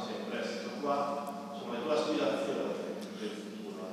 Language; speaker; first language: Italian; native; Italian